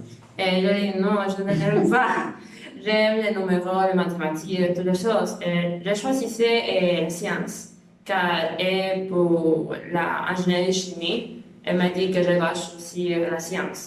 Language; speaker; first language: French; non-native, learner; Spanish